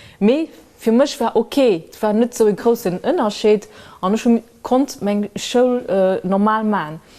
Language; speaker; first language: Luxembourgish; early bilingual, other home language; Kabuverdianu